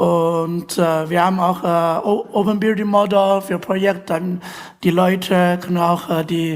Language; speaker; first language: German; non-native, learner; Chinese